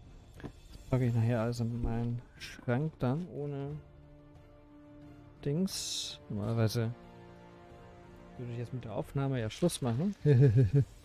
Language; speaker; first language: German; native; German